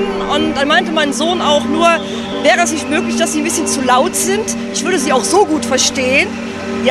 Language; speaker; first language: German; native; German